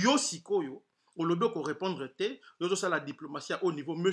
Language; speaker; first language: French; non-native, local second language; Lingala